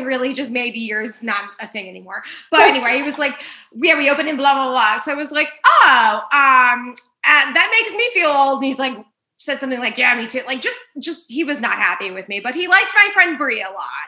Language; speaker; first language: English; native; English